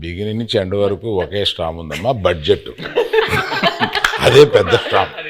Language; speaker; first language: Telugu; native; Telugu